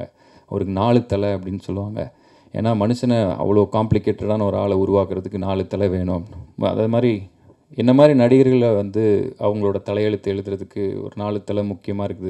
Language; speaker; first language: Tamil; native; Tamil